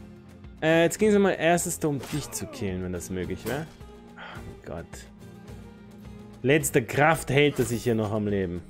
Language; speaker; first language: German; native; German